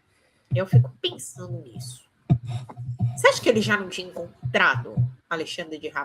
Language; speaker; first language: Portuguese; native; Portuguese